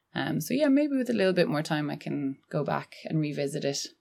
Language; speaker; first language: English; native; English